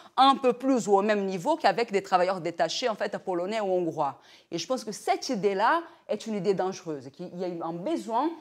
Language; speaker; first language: French; non-native, fluent; Portuguese